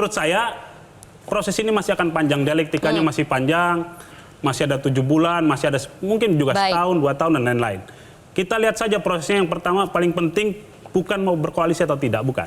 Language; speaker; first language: Indonesian; native; Indonesian